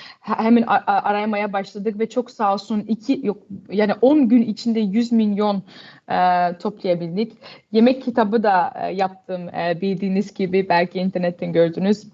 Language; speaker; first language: Turkish; early bilingual, heritage; Turkish